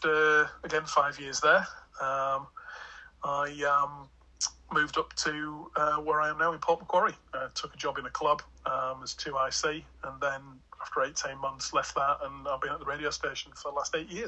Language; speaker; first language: English; native; English